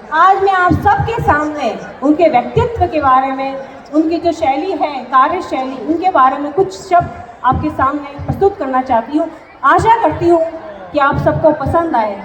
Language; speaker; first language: Hindi; native; Hindi